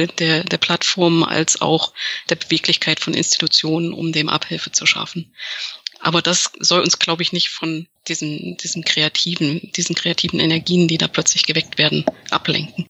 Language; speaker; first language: German; native; German